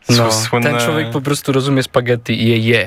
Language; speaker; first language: Polish; native; Polish